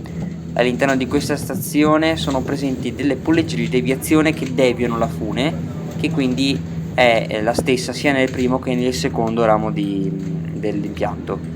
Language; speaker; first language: Italian; native; Italian